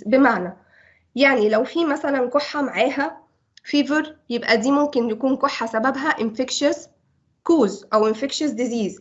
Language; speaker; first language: Arabic; native; Arabic